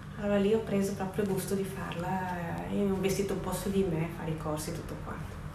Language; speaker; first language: Italian; non-native, fluent; Portuguese